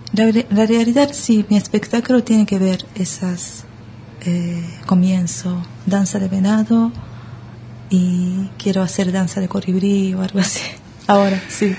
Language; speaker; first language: Spanish; early bilingual, other home language; Japanese